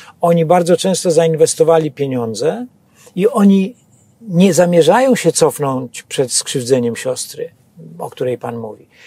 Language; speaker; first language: Polish; native; Polish